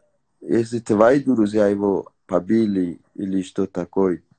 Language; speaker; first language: Russian; non-native, learner; Persian